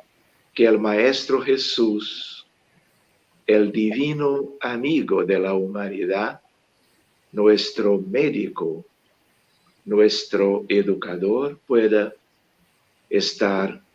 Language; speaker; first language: Spanish; non-native, fluent; Portuguese